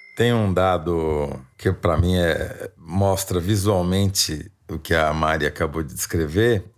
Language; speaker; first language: Portuguese; native; Portuguese